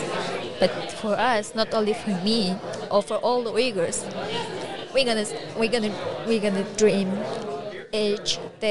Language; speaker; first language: English; non-native, learner; Chinese